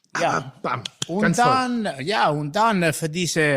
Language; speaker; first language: German; non-native, learner; Italian